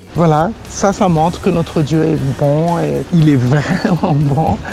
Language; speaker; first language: French; non-native, local second language; Malagasy